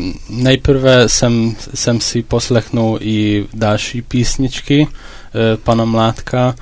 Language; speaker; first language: Czech; non-native, fluent; Hungarian